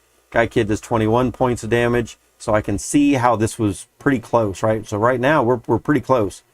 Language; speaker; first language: English; native; English